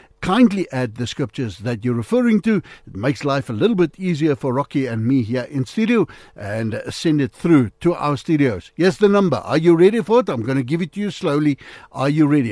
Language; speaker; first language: English; non-native, local second language; Afrikaans